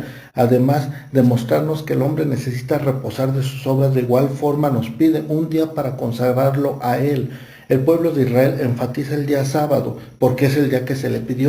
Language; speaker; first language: Spanish; native; Spanish